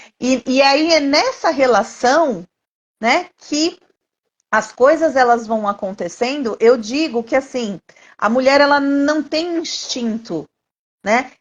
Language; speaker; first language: Portuguese; native; Portuguese